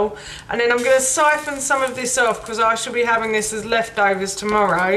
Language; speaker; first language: English; native; English